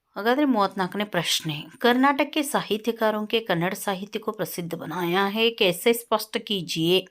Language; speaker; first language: Hindi; non-native, local second language; Kannada